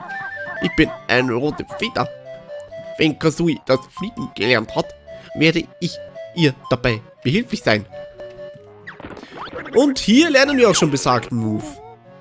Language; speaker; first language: German; native; German